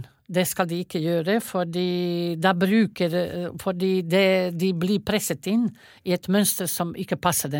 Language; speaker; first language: Norwegian; non-native, fluent; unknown